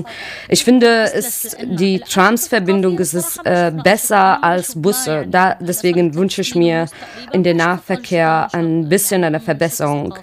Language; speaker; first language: German; non-native, learner; Arabic